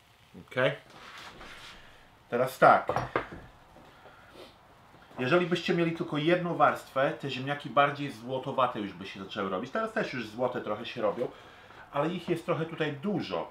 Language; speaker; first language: Polish; early bilingual, heritage; Polish